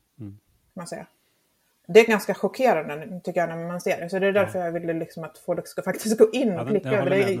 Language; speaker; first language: Swedish; non-native, fluent; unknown